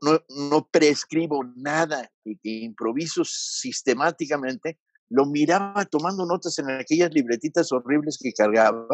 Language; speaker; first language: Spanish; native; Spanish